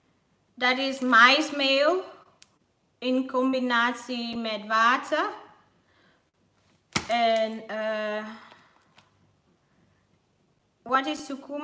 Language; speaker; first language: Dutch; non-native, learner; Swahili